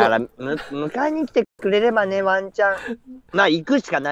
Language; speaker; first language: Japanese; native; Japanese